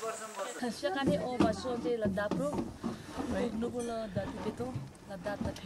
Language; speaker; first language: French; non-native, learner; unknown